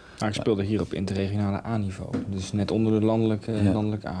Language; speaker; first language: Dutch; native; Dutch